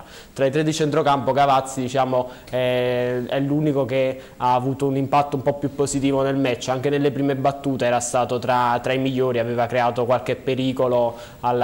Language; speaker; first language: Italian; native; Italian